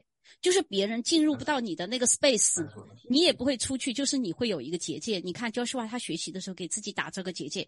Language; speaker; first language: Chinese; native; Chinese